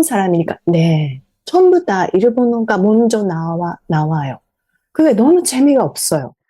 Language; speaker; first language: Korean; non-native, fluent; Japanese